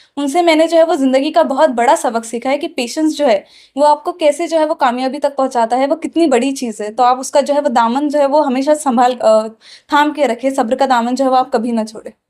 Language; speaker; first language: Hindi; non-native, local second language; Urdu